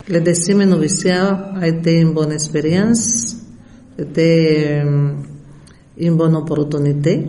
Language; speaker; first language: French; non-native, fluent; Spanish